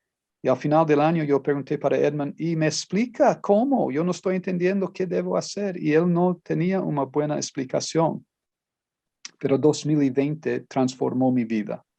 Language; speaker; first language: Spanish; non-native, fluent; Portuguese